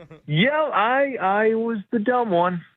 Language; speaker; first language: English; native; English